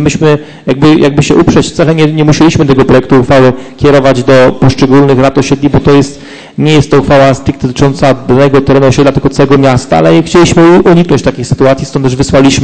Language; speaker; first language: Polish; native; Polish